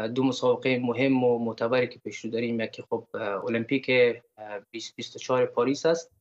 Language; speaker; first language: Persian; native; Persian